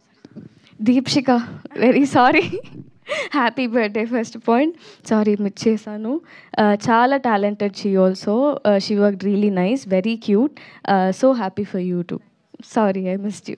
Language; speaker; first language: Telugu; non-native, learner; Tamil